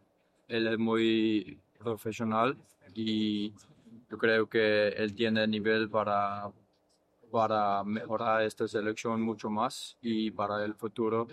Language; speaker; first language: Spanish; non-native, learner; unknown